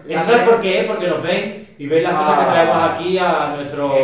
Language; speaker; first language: Spanish; native; Spanish